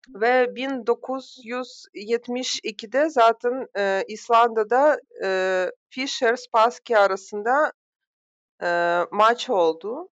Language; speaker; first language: Turkish; non-native, fluent; Russian